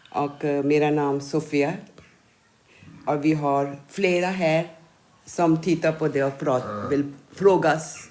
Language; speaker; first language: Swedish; non-native, learner; Urdu